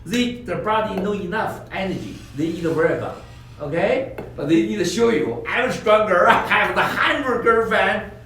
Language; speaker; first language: English; non-native, learner; Chinese